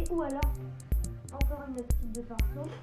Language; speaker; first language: French; native; French